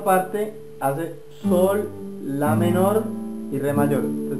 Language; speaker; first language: Spanish; native; Spanish